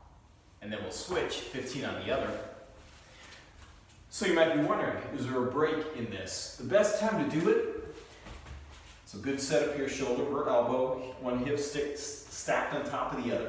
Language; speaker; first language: English; native; English